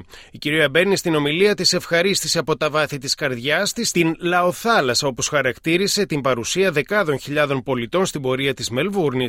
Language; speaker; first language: Greek; native; Greek